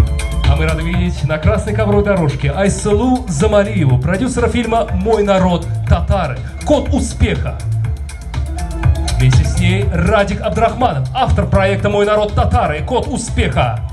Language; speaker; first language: Russian; native; Russian